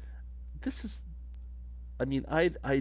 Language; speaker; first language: English; native; English